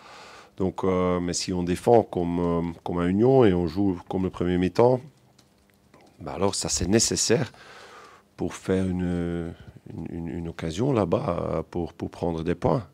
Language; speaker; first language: French; non-native, local second language; Dutch